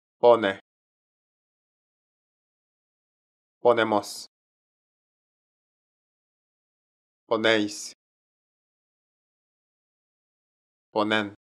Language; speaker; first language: Spanish; non-native, learner; Korean